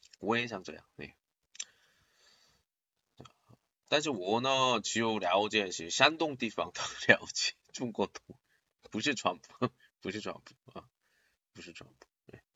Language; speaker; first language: Chinese; non-native, learner; Korean